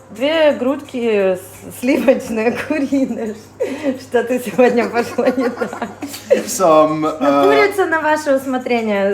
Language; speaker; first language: Russian; native; Russian